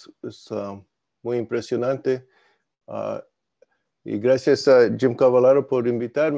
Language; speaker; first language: Spanish; non-native, fluent; English